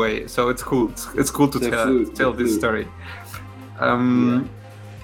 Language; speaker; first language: English; non-native, fluent; Spanish